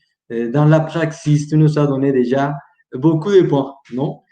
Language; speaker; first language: French; non-native, learner; Spanish